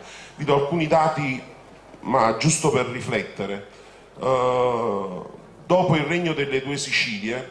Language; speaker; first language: Italian; native; Italian